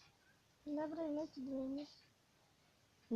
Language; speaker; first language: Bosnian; early bilingual, heritage; Bosnian